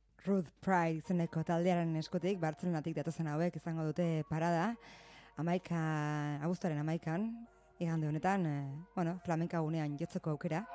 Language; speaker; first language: Basque; native; Basque